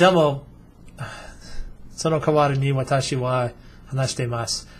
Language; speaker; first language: Japanese; non-native, learner; English